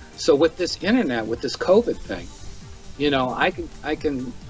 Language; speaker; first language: English; native; English